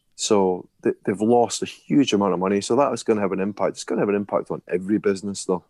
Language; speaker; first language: English; native; English